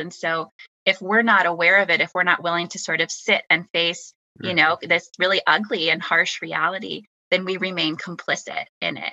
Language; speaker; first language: English; native; English